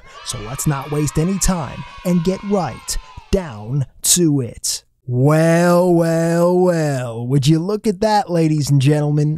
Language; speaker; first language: English; native; English